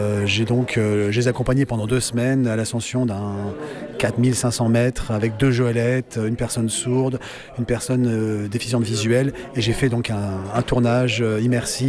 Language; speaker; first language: French; native; French